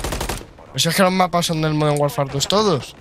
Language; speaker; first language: Spanish; native; Spanish